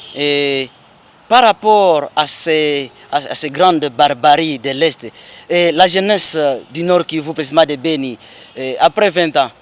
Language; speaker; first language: French; non-native, local second language; Swahili